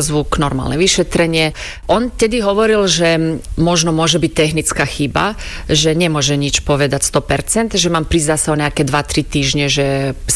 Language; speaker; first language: Slovak; non-native, fluent; Slovenian